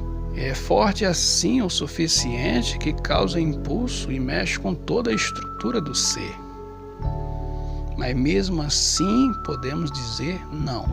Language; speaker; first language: Portuguese; native; Portuguese